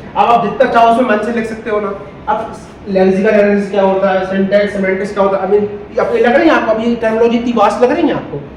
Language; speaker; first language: Hindi; native; Hindi